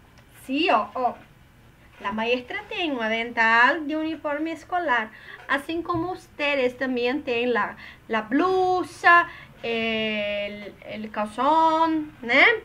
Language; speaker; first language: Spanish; non-native, learner; Portuguese